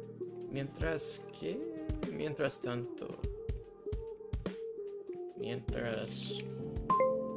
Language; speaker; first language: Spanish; non-native, fluent; English